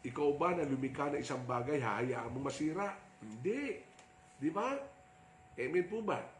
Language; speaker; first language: Filipino; native; Filipino